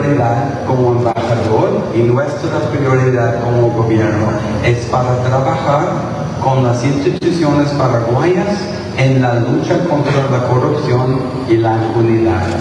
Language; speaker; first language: Spanish; non-native, fluent; English